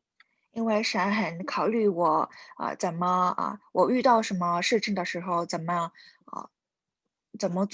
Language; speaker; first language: Chinese; non-native, fluent; Korean